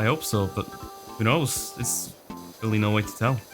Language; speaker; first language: English; non-native, fluent; Norwegian